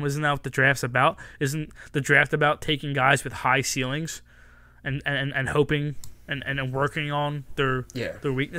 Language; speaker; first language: English; native; English